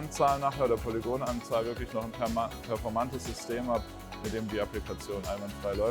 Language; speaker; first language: German; native; German